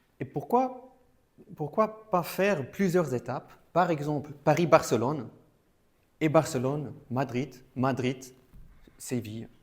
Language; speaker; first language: French; non-native, fluent; German